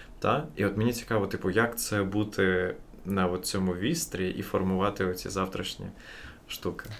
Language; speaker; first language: Ukrainian; non-native, local second language; Russian